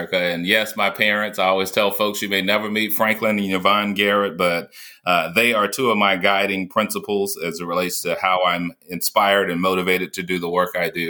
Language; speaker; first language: English; native; English